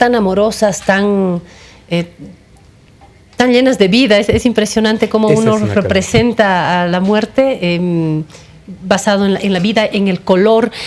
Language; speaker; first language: Spanish; native; Spanish